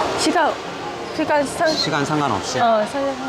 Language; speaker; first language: Korean; non-native, learner; Vietnamese